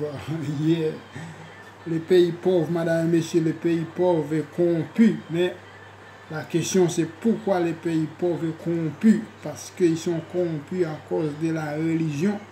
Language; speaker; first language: French; non-native, local second language; Haitian Creole